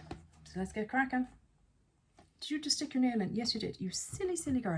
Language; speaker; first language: English; native; English